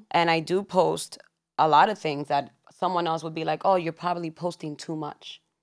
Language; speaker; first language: English; early bilingual, other home language; Spanish